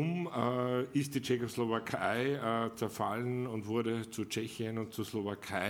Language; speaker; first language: German; native; German